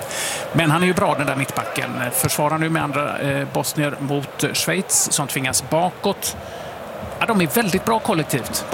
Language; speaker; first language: Swedish; native; Swedish